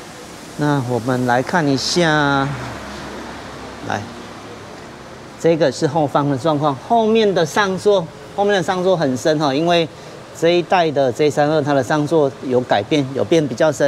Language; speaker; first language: Chinese; native; Chinese